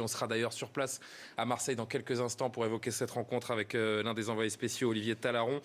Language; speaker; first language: French; native; French